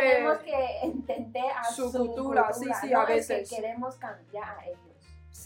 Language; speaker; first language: Spanish; non-native, learner; Chinese